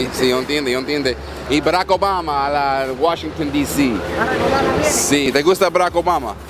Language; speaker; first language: Spanish; non-native, learner; English